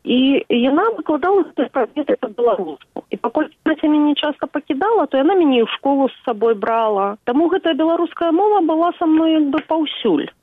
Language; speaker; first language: Belarusian; native; Belarusian